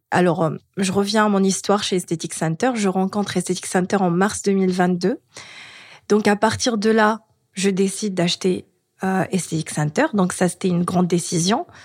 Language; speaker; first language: French; non-native, local second language; Arabic